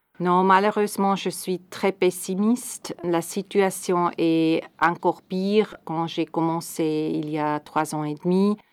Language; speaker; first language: French; non-native, fluent; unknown